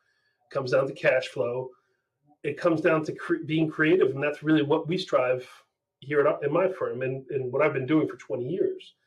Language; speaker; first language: English; native; English